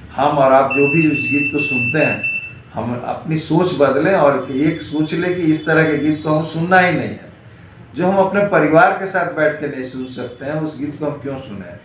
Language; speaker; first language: Hindi; non-native, local second language; Bhojpuri